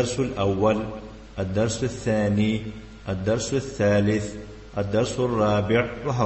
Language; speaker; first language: Arabic; non-native, fluent; Tajik